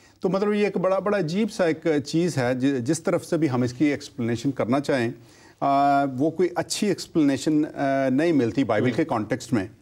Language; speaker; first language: Urdu; non-native, local second language; Punjabi